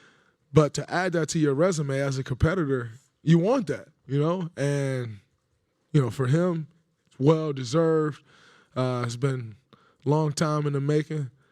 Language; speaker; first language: English; native; English